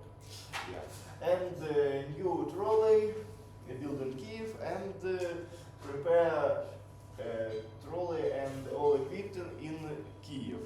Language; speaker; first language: English; non-native, learner; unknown